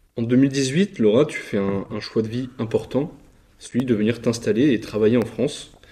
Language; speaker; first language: French; native; French